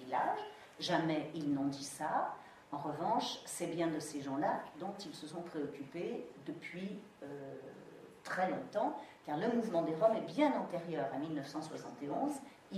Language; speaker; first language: French; native; French